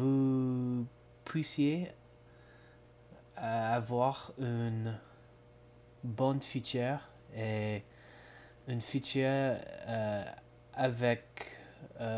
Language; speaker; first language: French; non-native, learner; English